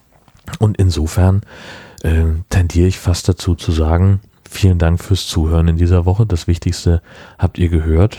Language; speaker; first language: German; native; German